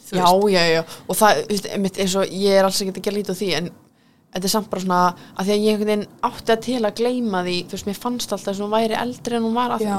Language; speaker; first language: Icelandic; early bilingual, heritage; Icelandic